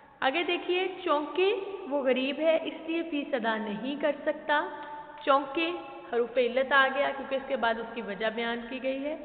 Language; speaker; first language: Urdu; native; Urdu